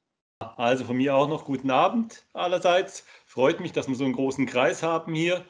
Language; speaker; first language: German; native; German